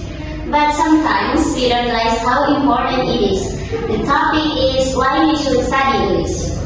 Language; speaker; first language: English; non-native, learner; Indonesian